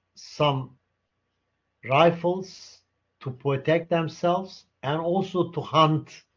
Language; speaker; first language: English; non-native, fluent; Turkish